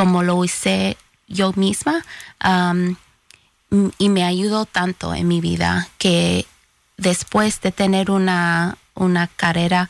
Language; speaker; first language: Spanish; early bilingual, heritage; Spanish